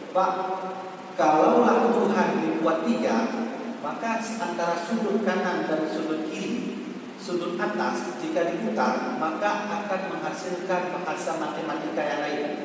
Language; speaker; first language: Malay; non-native, local second language; Achinese